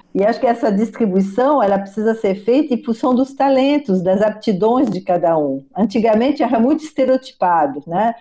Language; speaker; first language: Portuguese; non-native, fluent; French